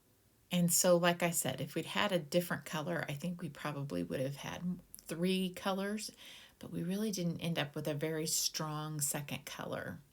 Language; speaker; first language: English; native; English